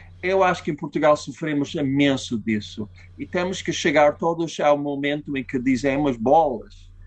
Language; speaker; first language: Portuguese; non-native, fluent; English